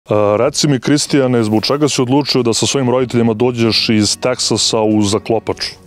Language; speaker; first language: Serbian; native; Serbian